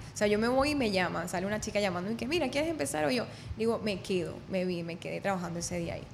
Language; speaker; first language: Spanish; native; Spanish